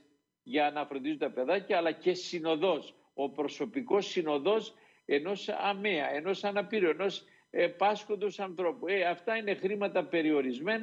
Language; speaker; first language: Greek; native; Greek